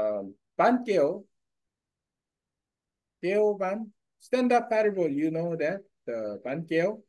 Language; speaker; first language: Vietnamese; non-native, learner; Korean